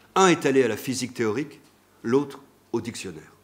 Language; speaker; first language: French; native; French